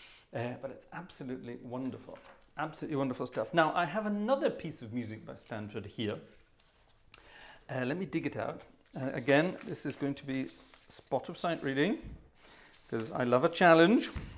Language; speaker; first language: English; native; English